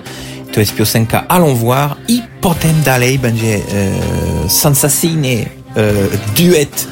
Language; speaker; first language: Polish; non-native, fluent; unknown